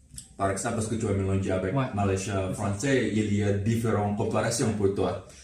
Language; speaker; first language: French; non-native, learner; Indonesian